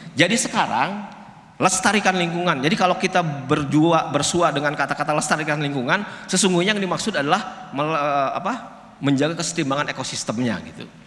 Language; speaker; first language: Indonesian; non-native, local second language; Sundanese